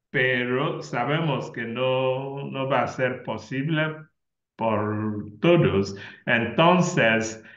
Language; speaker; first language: Spanish; non-native, learner; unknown